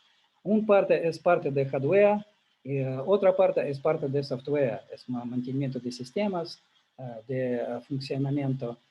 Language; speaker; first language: Spanish; non-native, learner; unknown